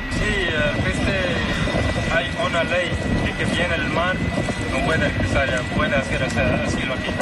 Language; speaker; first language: Spanish; non-native, learner; Arabic